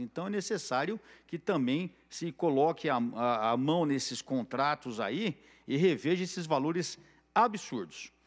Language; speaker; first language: Portuguese; native; Portuguese